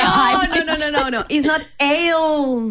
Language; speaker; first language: English; non-native, fluent; Spanish